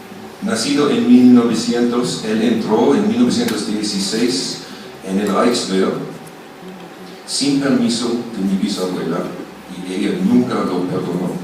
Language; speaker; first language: Spanish; non-native, fluent; German